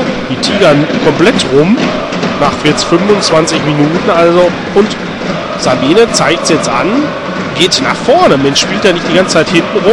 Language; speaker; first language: German; native; German